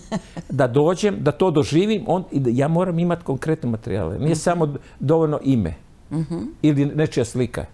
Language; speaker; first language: Croatian; native; Croatian